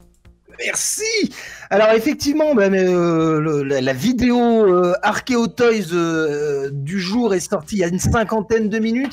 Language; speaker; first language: French; native; French